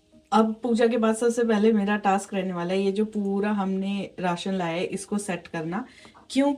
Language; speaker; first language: Hindi; native; Hindi